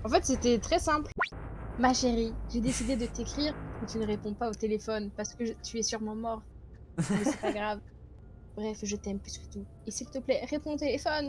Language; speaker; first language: French; native; French